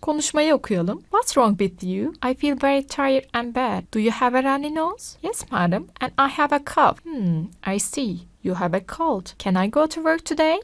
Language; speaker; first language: English; non-native, fluent; Turkish